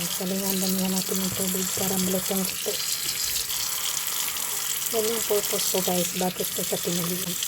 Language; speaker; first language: Filipino; non-native, local second language; Cebuano